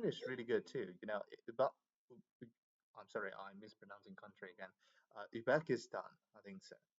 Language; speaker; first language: English; non-native, fluent; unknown